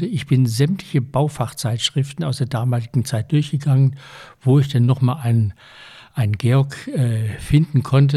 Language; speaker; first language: German; native; German